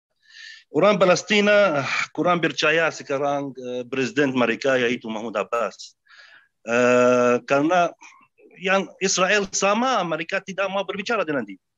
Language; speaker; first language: Indonesian; non-native, fluent; Arabic